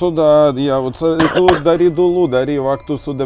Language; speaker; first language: Indonesian; non-native, learner; Russian